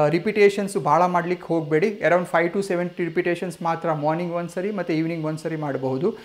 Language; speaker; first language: Kannada; non-native, local second language; Gujarati